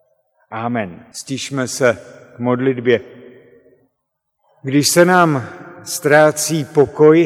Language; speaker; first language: Czech; native; Czech